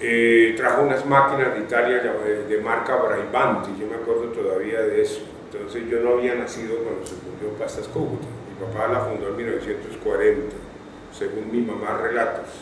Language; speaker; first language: Spanish; native; Spanish